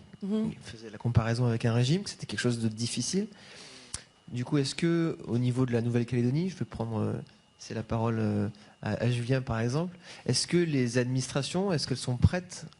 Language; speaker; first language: French; native; French